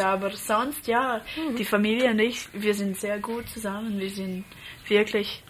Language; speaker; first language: German; non-native, learner; English